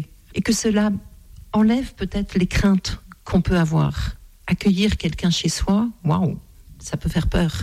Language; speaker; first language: French; native; French